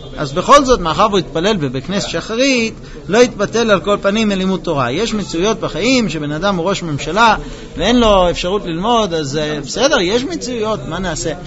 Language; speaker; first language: Hebrew; non-native, fluent; English